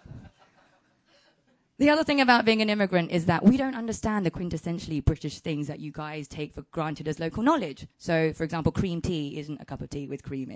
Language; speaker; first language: English; early bilingual, other home language; Chinese